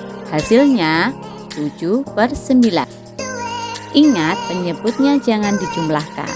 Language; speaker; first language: Indonesian; native; Indonesian